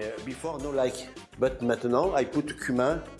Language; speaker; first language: English; non-native, learner; French